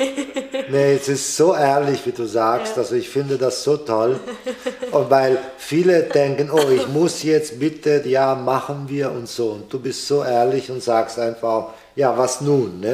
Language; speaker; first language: German; non-native, fluent; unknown